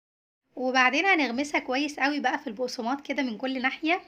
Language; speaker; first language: Arabic; native; Arabic